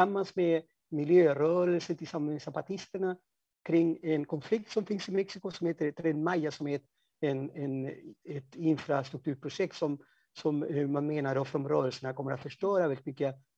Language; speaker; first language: Swedish; non-native, fluent; Spanish